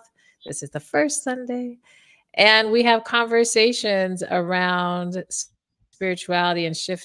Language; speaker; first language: English; native; English